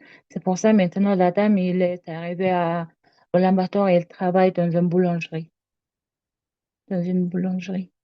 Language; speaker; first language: French; non-native, learner; Mongolian